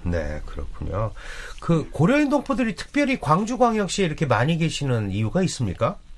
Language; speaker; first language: Korean; native; Korean